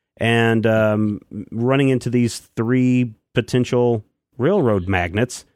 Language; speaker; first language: English; native; English